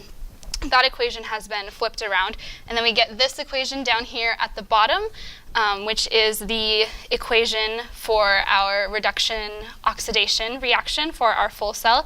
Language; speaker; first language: English; native; English